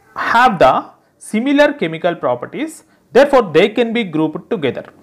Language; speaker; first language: English; non-native, local second language; Telugu